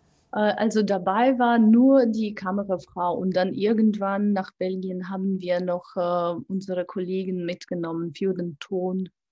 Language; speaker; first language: German; non-native, fluent; Georgian